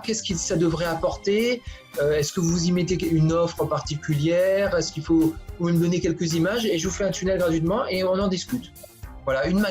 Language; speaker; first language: French; native; French